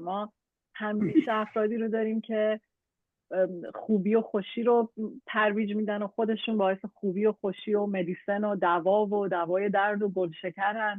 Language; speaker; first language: Persian; native; Persian